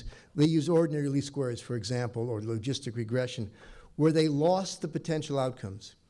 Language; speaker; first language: English; native; English